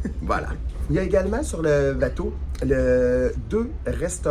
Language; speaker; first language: French; native; French